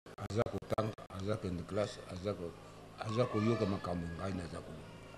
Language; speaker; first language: Lingala; non-native, local second language; Luba-Lulua